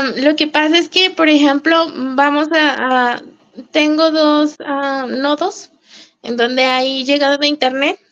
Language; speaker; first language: Spanish; native; Spanish